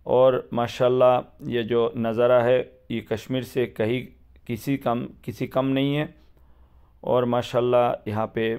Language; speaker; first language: Hindi; non-native, fluent; Bangla